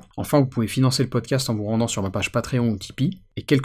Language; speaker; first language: French; native; French